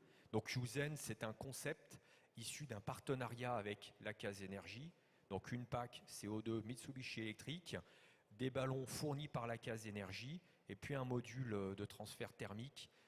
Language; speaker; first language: French; native; French